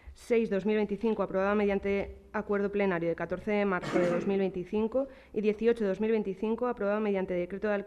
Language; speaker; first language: Spanish; non-native, local second language; Catalan